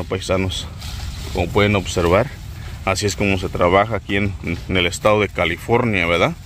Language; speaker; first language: Spanish; native; Spanish